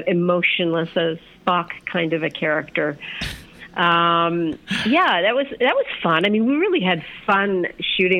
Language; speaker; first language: English; native; English